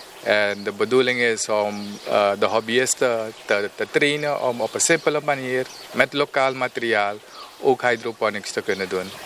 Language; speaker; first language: Dutch; non-native, local second language; Papiamento